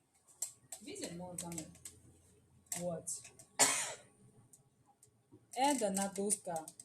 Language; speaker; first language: Russian; non-native, learner; Chinese